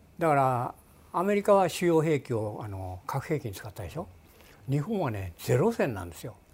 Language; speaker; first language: Japanese; native; Japanese